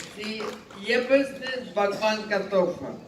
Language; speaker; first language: Hindi; non-native, learner; Ukrainian